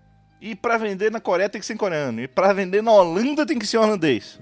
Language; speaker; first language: Portuguese; native; Portuguese